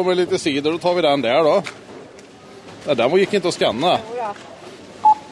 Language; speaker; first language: Swedish; native; Swedish